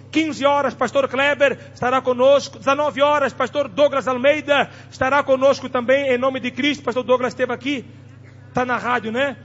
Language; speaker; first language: Portuguese; non-native, local second language; Tsonga